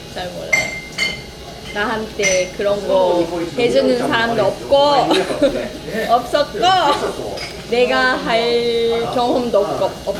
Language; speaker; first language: Korean; non-native, learner; Japanese